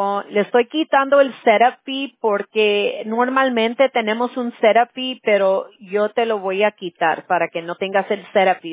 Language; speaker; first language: Spanish; early bilingual, heritage; Spanish